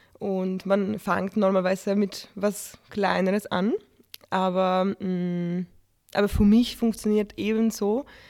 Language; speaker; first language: German; non-native, fluent; Polish